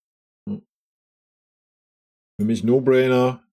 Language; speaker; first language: German; native; German